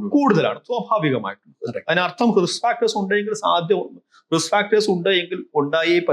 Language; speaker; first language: Malayalam; native; Malayalam